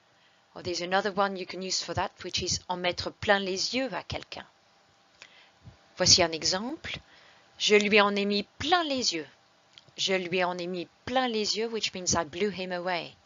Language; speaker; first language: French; non-native, fluent; English